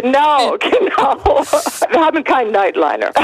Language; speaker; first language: German; non-native, fluent; English